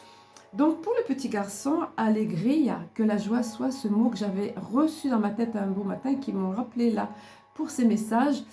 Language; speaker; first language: French; native; French